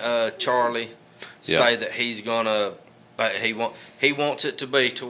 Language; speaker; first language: English; native; English